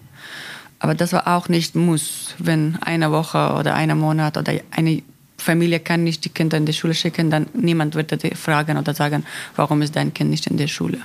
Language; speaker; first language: German; non-native, learner; Persian